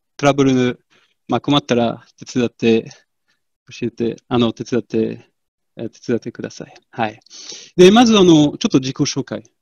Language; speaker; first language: Japanese; non-native, fluent; French